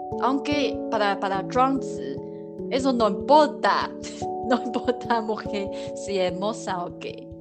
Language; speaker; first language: Spanish; non-native, learner; Chinese